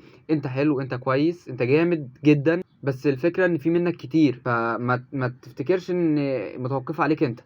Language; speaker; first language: Arabic; native; Arabic